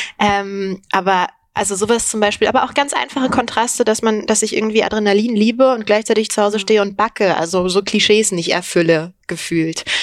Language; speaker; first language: German; early bilingual, other home language; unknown